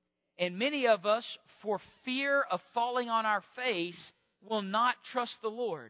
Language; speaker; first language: English; native; English